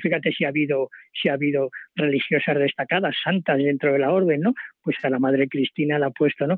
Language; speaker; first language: Spanish; native; Spanish